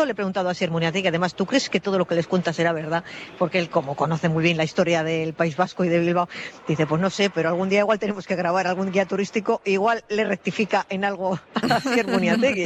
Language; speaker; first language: Spanish; native; Spanish